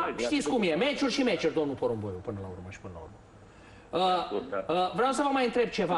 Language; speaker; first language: Romanian; native; Romanian